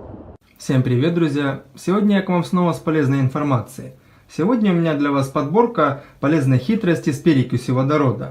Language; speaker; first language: Russian; native; Russian